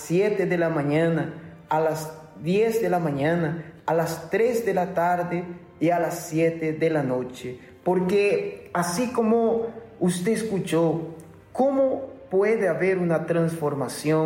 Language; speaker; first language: Spanish; non-native, fluent; Portuguese